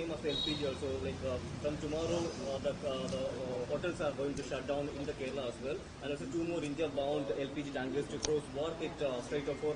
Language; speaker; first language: English; non-native, local second language; Malayalam